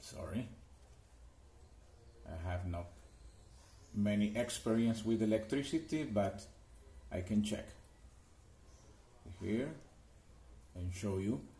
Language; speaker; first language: English; non-native, learner; Spanish